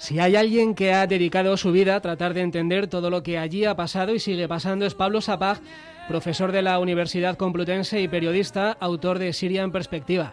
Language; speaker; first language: Spanish; native; Spanish